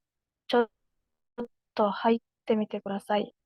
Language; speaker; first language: Japanese; non-native, learner; Indonesian